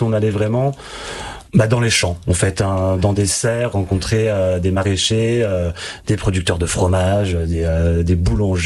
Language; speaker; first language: French; native; French